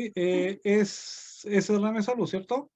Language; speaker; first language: Spanish; native; Spanish